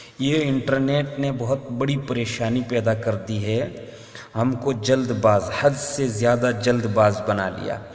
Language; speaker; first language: Urdu; native; Urdu